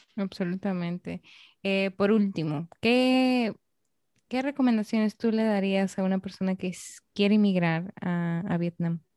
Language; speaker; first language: Spanish; native; Spanish